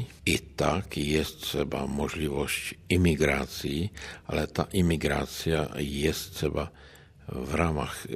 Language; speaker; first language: Polish; non-native, learner; Czech